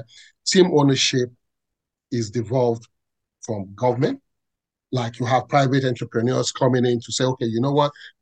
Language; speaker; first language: English; non-native, local second language; Yoruba